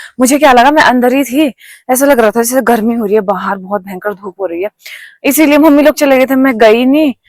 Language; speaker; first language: Hindi; non-native, local second language; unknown